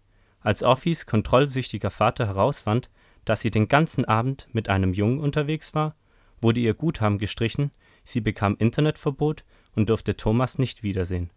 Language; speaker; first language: German; native; German